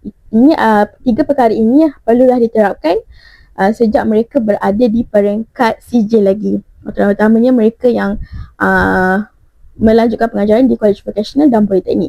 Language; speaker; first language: Malay; native; Malay